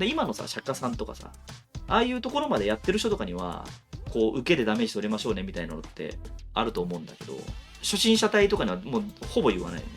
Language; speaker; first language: Japanese; native; Japanese